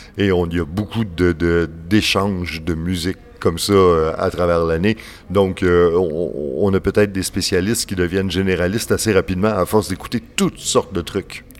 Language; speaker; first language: French; native; French